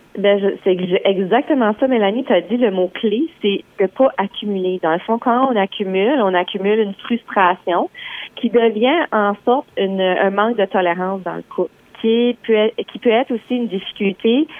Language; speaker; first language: French; native; French